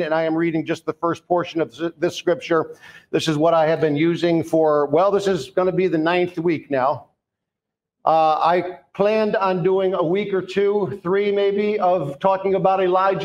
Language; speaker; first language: English; native; English